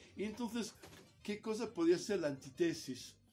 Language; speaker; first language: Spanish; non-native, fluent; Italian